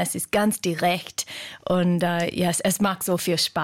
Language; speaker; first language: German; non-native, fluent; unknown